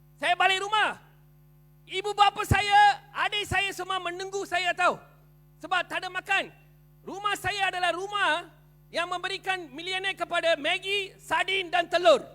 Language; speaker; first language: Malay; non-native, local second language; Tamil